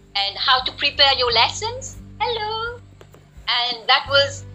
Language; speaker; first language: English; non-native, fluent; French